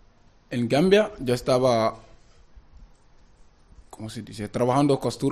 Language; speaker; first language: Spanish; non-native, learner; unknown